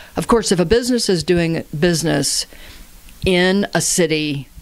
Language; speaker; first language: English; native; English